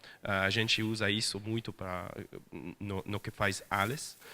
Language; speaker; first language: Portuguese; non-native, fluent; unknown